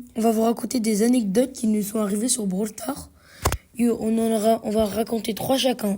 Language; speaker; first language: French; native; French